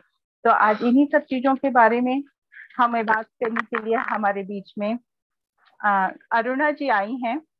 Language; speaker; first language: Hindi; native; Hindi